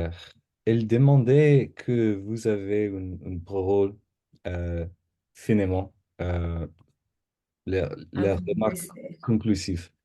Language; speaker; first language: French; non-native, learner; English